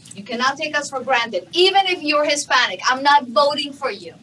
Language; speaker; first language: English; non-native, fluent; Spanish